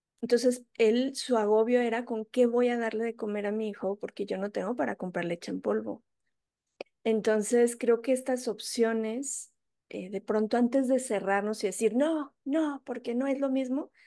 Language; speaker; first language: Spanish; native; Spanish